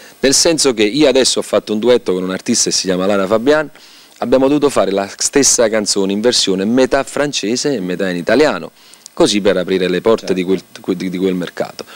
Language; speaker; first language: Italian; native; Italian